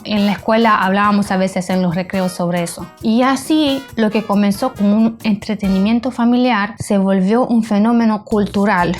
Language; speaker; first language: Spanish; non-native, fluent; Romanian